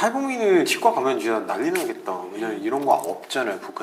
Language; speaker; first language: Korean; non-native, fluent; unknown